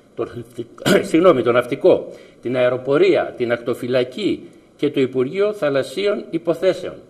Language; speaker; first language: Greek; native; Greek